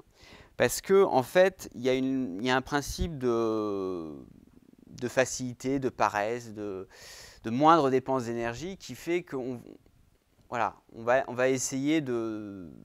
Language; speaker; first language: French; native; French